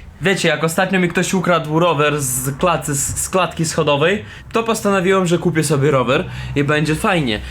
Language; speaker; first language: Polish; non-native, fluent; Russian